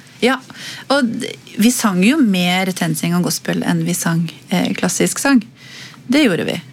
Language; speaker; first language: Norwegian; native; Norwegian